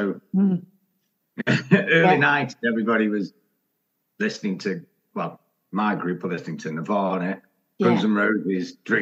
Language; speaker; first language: English; native; English